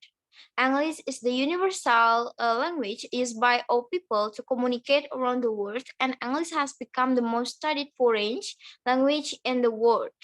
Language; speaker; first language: English; non-native, learner; Indonesian